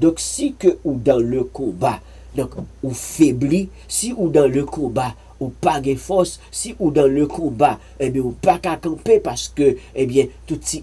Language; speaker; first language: French; non-native, learner; Haitian Creole